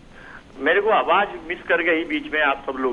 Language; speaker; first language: Hindi; native; Hindi